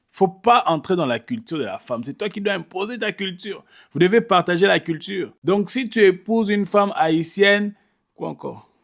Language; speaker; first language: French; non-native, local second language; Lingala